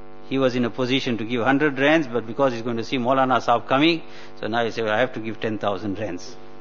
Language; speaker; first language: English; native; English